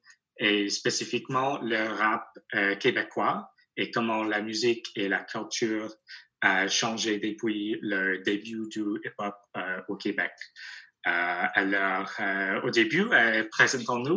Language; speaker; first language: French; non-native, learner; English